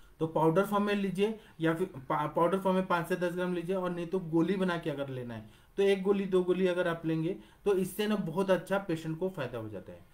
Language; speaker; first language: Hindi; non-native, local second language; Marathi